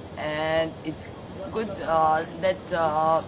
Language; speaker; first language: English; non-native, learner; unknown